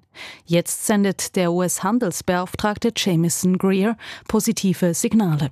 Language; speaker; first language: German; native; German